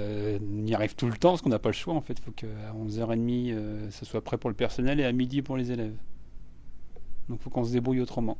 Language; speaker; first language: French; native; French